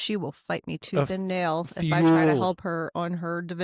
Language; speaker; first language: English; native; English